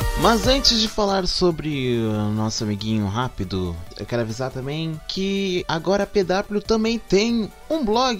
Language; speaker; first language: Portuguese; native; Portuguese